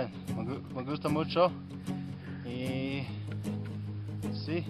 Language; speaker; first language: Spanish; non-native, learner; English